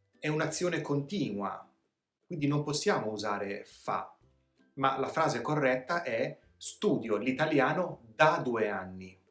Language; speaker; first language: Italian; native; Italian